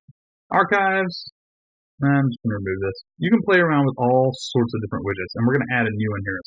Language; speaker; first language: English; native; English